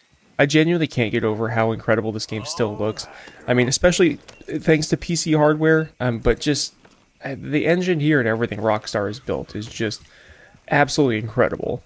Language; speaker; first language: English; native; English